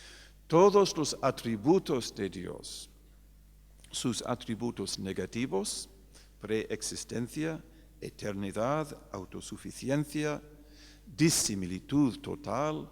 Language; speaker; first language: Spanish; non-native, fluent; English